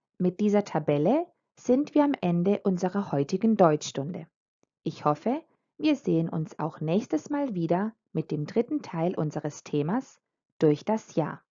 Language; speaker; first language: German; non-native, fluent; Croatian